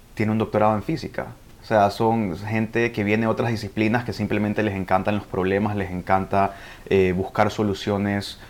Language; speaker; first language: Spanish; early bilingual, heritage; Spanish